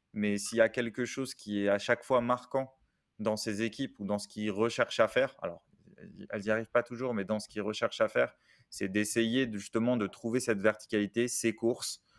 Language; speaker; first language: French; native; French